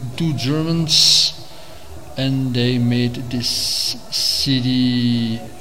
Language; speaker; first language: English; non-native, fluent; Dutch